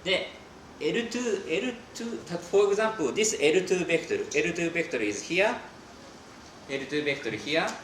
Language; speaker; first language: English; non-native, fluent; Japanese